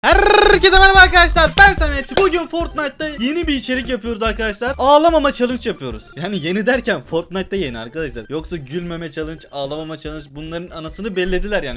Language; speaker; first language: Turkish; native; Turkish